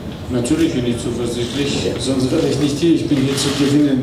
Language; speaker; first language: German; non-native, fluent; Armenian